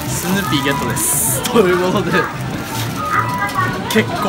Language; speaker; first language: Japanese; native; Japanese